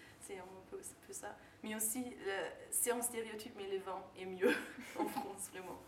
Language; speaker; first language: French; non-native, fluent; German